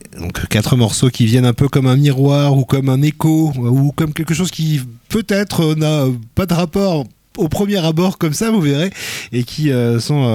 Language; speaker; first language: French; native; French